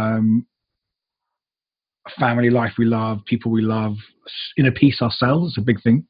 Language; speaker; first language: English; native; English